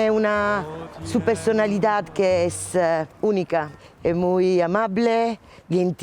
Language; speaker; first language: Spanish; non-native, learner; Italian